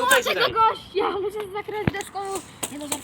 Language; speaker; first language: Polish; native; Polish